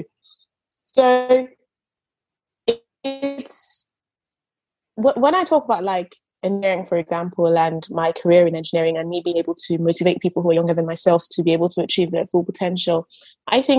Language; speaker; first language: English; non-native, local second language; Yoruba